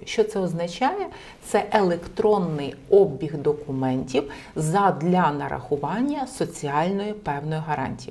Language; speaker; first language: Ukrainian; native; Ukrainian